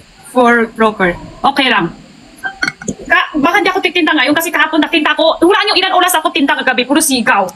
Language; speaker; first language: Filipino; non-native, learner; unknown